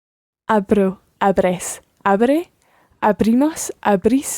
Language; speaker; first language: Spanish; non-native, learner; English